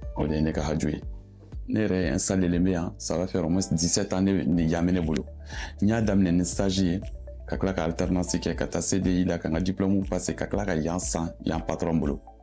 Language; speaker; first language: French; non-native, local second language; Bambara